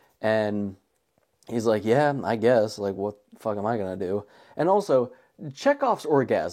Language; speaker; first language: English; native; English